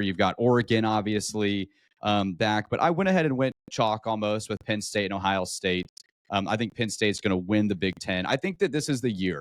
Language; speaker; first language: English; native; English